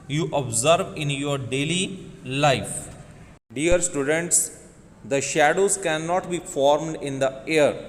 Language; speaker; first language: English; non-native, local second language; Punjabi